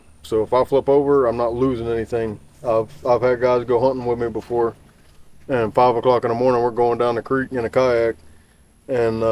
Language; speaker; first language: English; native; English